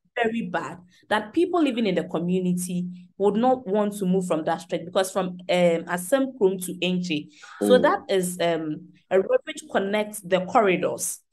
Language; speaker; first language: English; non-native, local second language; Akan